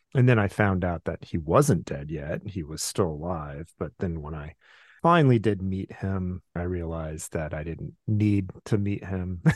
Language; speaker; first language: English; native; English